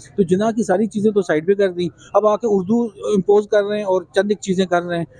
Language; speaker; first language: Urdu; non-native, local second language; Kashmiri